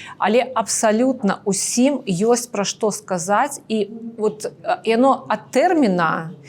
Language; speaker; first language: Belarusian; non-native, local second language; Russian